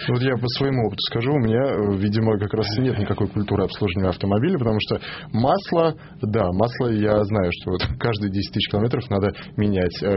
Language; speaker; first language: Russian; native; Russian